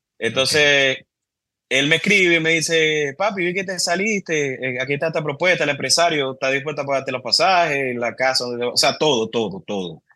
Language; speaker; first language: Spanish; native; Spanish